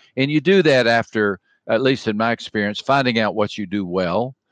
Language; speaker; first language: English; native; English